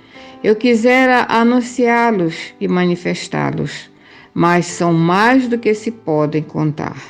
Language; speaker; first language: Portuguese; native; Portuguese